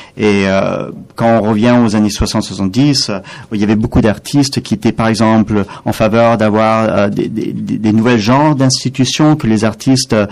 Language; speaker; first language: French; non-native, fluent; English